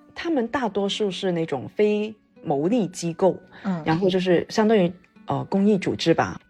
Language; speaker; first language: Chinese; non-native, local second language; Cantonese